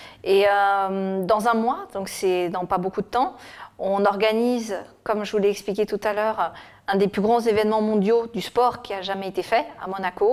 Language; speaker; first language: French; native; French